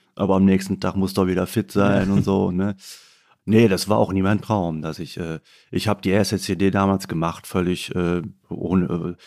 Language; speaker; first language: German; non-native, local second language; Limburgish